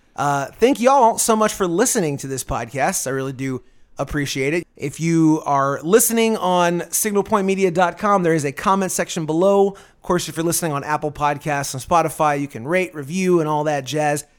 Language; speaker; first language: English; native; English